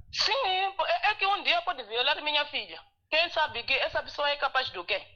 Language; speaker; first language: Portuguese; non-native, local second language; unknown